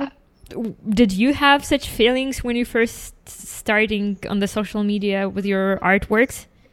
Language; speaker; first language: English; non-native, fluent; Ukrainian